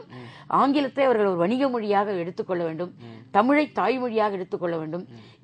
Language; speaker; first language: Tamil; native; Tamil